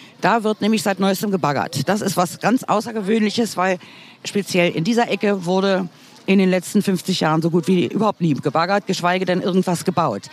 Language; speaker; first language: German; native; German